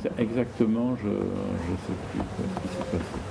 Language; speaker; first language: French; native; French